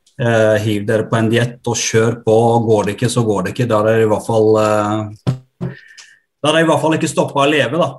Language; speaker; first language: Norwegian; early bilingual, other home language; Arabic